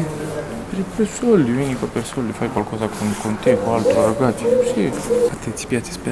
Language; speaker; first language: Italian; non-native, learner; Romanian